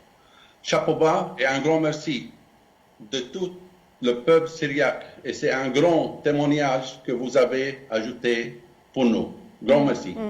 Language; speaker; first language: French; non-native, fluent; Arabic